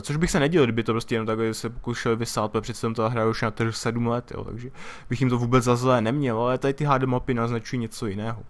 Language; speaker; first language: Czech; native; Czech